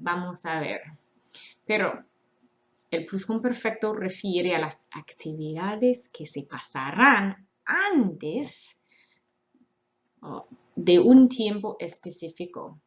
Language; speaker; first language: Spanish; non-native, fluent; English